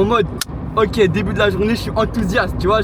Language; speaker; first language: French; native; French